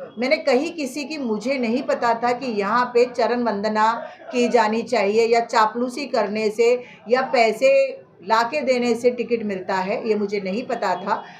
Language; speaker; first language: Hindi; non-native, local second language; Marathi